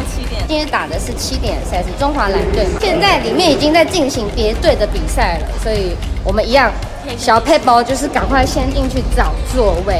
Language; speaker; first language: Chinese; native; Chinese